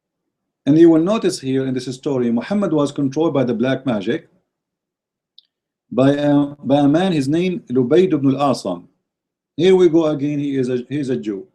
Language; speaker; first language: English; non-native, fluent; Arabic